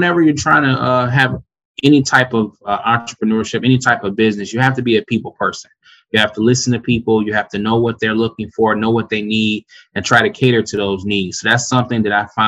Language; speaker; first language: English; native; English